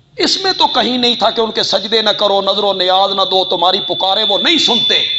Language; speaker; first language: Urdu; non-native, local second language; Punjabi